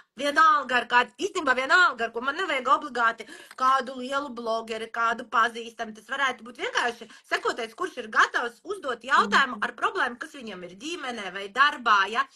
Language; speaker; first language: Latvian; non-native, local second language; Russian